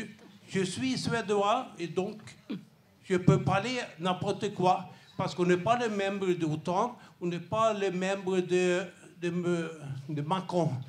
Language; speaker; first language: French; non-native, learner; Swedish